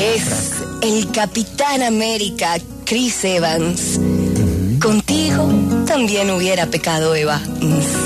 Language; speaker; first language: Spanish; native; Spanish